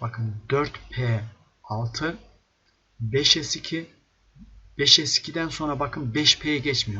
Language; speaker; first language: Turkish; native; Turkish